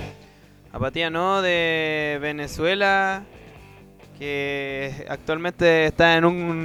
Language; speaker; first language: Spanish; native; Spanish